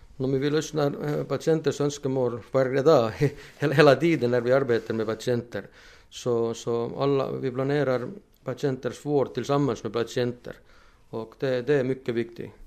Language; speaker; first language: Swedish; non-native, fluent; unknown